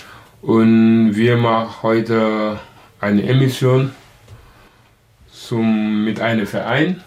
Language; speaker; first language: German; non-native, learner; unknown